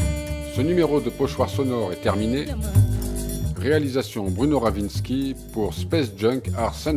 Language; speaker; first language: French; native; French